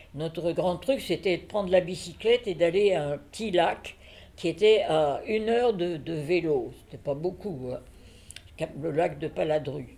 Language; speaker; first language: French; native; French